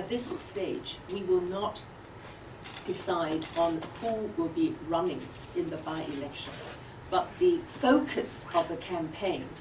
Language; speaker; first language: English; non-native, local second language; Chinese